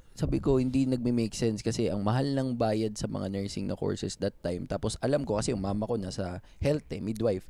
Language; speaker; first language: Filipino; non-native, local second language; Cebuano